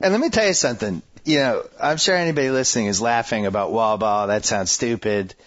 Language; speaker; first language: English; native; English